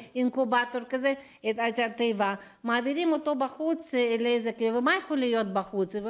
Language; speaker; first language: Hebrew; non-native, fluent; Russian